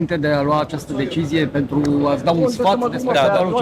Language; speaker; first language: Romanian; native; Romanian